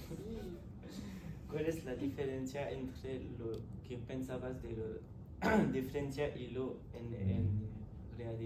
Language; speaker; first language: Spanish; non-native, learner; French